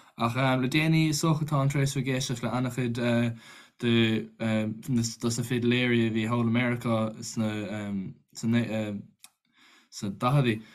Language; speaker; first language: Irish; native; Irish